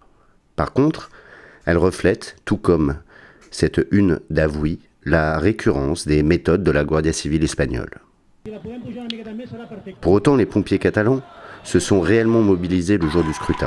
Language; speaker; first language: French; native; French